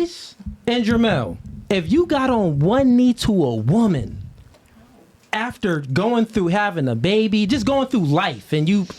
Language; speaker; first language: English; native; English